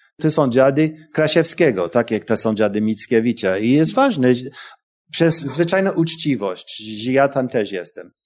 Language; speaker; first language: Polish; non-native, fluent; English